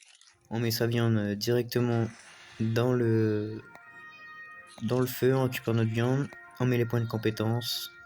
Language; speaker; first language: French; native; French